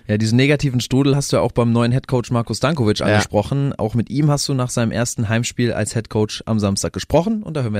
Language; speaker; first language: German; native; German